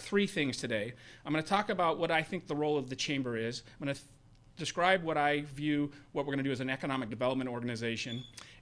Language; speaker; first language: English; native; English